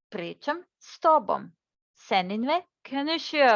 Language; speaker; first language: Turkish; non-native, learner; Serbian